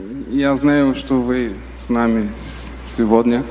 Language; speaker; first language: Russian; non-native, learner; Bulgarian